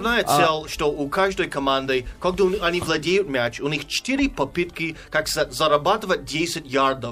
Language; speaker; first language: Russian; non-native, fluent; English